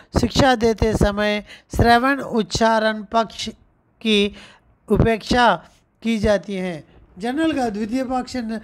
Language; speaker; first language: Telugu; non-native, local second language; Urdu